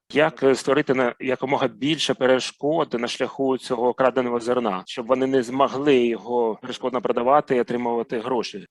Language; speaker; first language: Ukrainian; non-native, fluent; Arabic